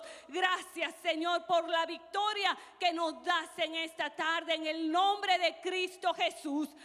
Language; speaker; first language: Spanish; native; Spanish